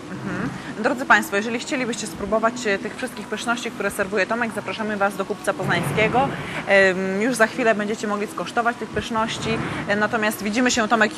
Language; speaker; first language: Polish; native; Polish